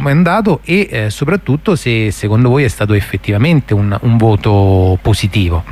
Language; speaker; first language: Italian; native; Italian